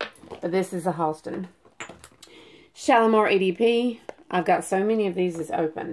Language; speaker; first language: English; native; English